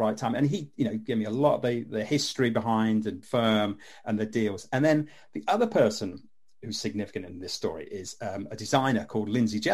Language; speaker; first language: English; native; English